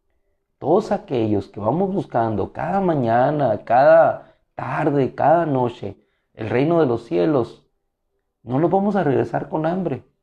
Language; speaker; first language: Spanish; native; Spanish